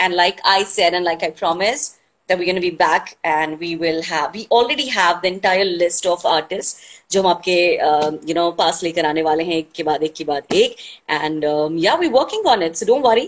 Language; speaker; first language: English; non-native, local second language; Hindi